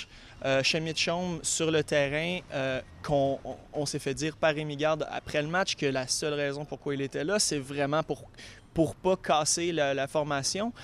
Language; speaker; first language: French; native; French